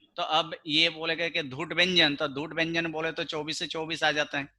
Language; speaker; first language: Hindi; non-native, local second language; Gujarati